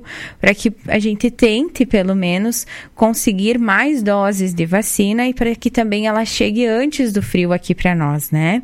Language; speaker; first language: Portuguese; native; Portuguese